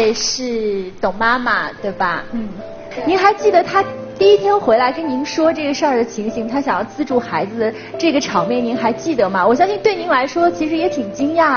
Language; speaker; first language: Chinese; native; Chinese